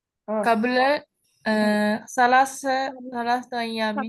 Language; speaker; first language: Arabic; non-native, learner; Tamil